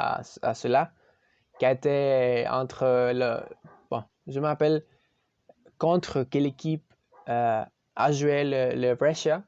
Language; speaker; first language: French; non-native, learner; Spanish